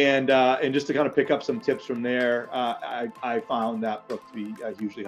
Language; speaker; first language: English; native; English